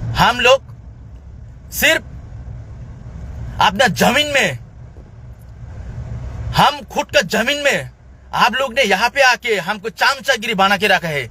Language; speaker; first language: Hindi; non-native, local second language; Kok Borok